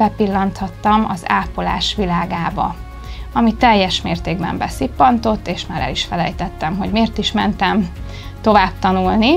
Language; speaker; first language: Hungarian; native; Hungarian